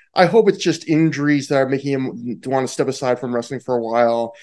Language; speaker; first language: English; native; English